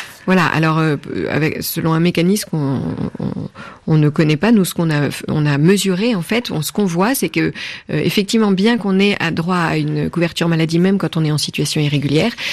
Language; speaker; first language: French; native; French